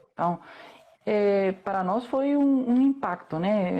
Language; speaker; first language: Portuguese; non-native, fluent; Spanish